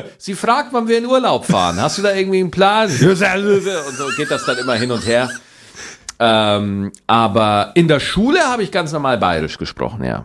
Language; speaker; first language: German; native; German